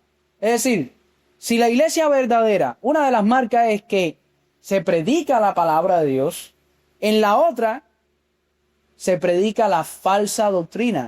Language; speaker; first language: Spanish; native; Spanish